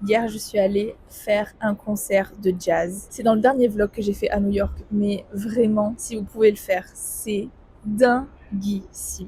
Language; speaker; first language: French; native; French